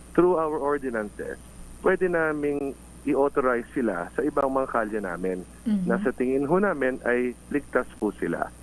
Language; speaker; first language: Filipino; native; Filipino